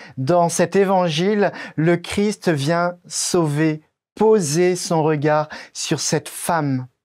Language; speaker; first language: French; native; French